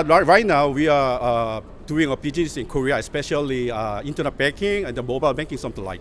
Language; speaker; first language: English; non-native, learner; Korean